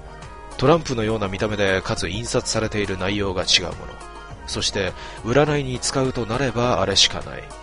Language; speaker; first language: Japanese; native; Japanese